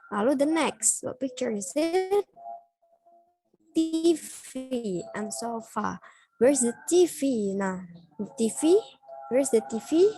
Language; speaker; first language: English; non-native, learner; Indonesian